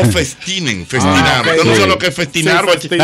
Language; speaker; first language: Spanish; native; Spanish